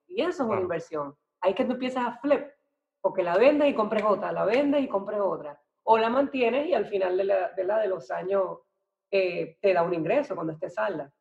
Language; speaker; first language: Spanish; native; Spanish